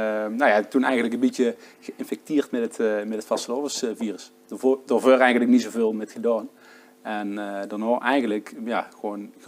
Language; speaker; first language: Dutch; native; Dutch